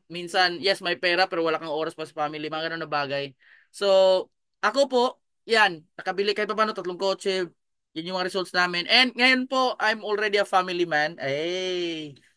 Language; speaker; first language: Filipino; non-native, local second language; Cebuano